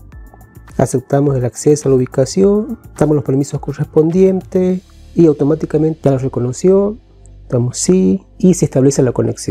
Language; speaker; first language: Spanish; native; Spanish